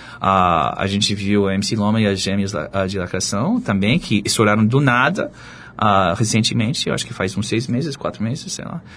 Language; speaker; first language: Portuguese; non-native, fluent; English